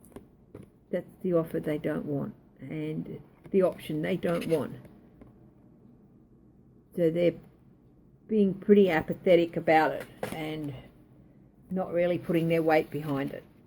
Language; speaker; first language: English; native; English